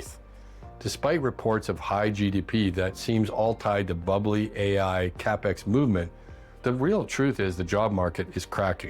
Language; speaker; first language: English; native; English